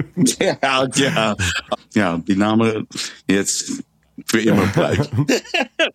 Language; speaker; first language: German; non-native, fluent; English